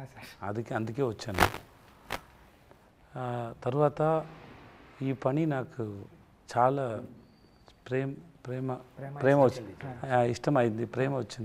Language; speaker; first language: Telugu; non-native, learner; Tamil